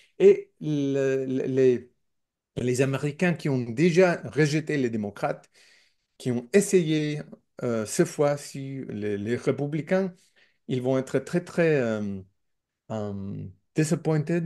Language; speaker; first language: French; non-native, learner; English